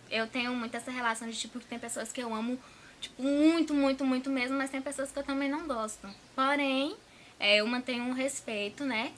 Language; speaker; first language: Portuguese; native; Portuguese